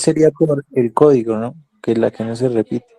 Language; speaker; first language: Spanish; native; Spanish